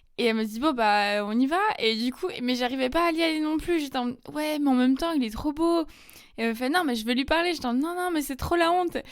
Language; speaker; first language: French; native; French